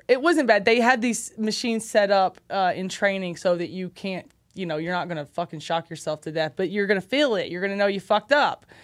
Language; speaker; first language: English; native; English